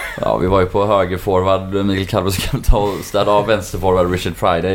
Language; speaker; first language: Swedish; native; Swedish